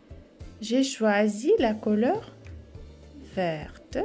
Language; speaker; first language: French; non-native, fluent; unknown